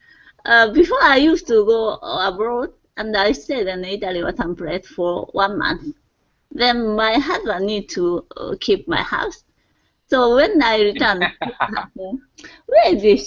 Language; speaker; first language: English; non-native, learner; Japanese